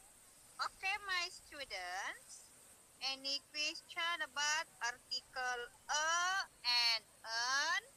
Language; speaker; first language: English; non-native, learner; Indonesian